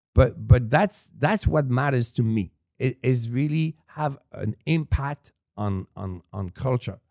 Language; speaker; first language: English; non-native, fluent; French